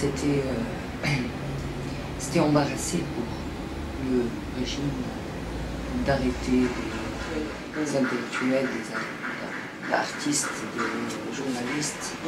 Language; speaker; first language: French; non-native, fluent; Arabic